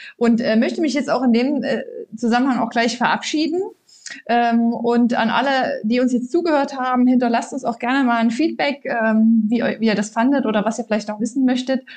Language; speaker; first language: German; native; German